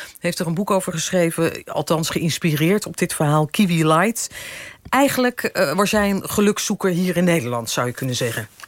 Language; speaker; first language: Dutch; native; Dutch